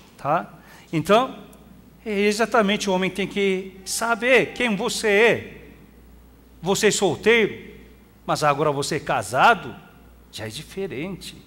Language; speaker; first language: Portuguese; non-native, fluent; Korean